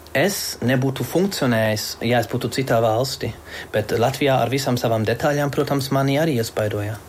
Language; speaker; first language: Latvian; non-native, fluent; German